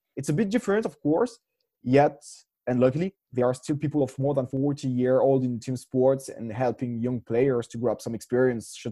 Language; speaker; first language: English; non-native, fluent; French